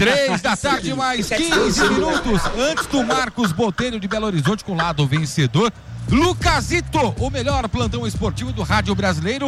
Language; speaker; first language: Portuguese; native; Portuguese